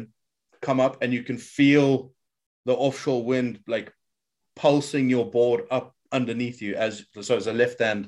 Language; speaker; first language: English; native; English